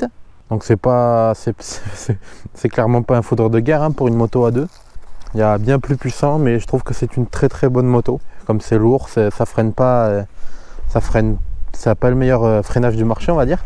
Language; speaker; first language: French; native; French